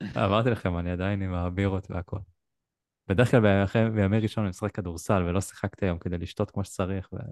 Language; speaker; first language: Hebrew; native; Hebrew